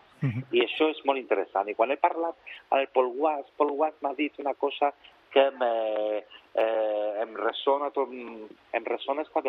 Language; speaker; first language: Catalan; non-native, learner; Spanish